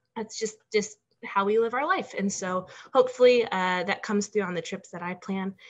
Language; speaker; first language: English; native; English